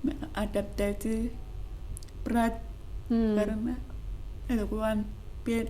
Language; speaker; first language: Indonesian; non-native, local second language; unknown